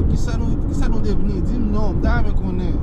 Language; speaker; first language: French; non-native, learner; Haitian Creole